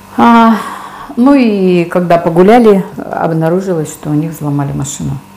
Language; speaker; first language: Russian; native; Russian